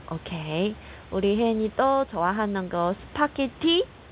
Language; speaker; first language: Korean; non-native, fluent; Chinese